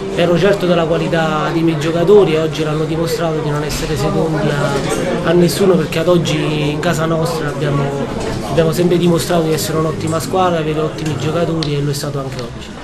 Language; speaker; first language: Italian; native; Italian